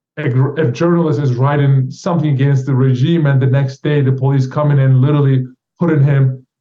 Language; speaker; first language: English; non-native, fluent; Turkish